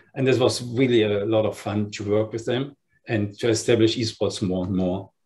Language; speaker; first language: English; non-native, fluent; German